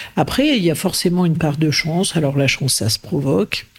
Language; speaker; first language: French; native; French